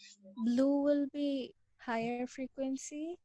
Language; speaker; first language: English; non-native, local second language; Bangla